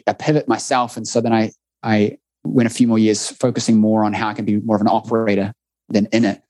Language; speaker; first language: English; native; English